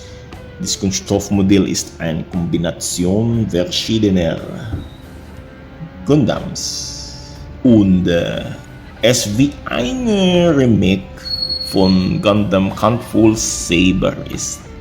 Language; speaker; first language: German; non-native, learner; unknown